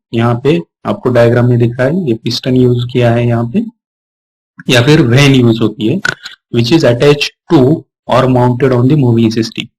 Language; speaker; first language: Hindi; non-native, local second language; Marathi